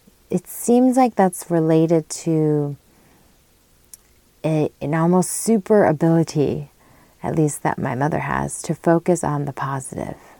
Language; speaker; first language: English; early bilingual, other home language; Korean